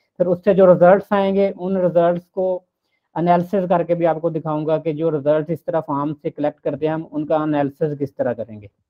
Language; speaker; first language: Urdu; non-native, local second language; Punjabi